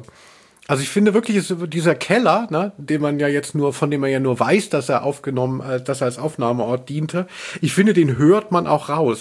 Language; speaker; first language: German; native; German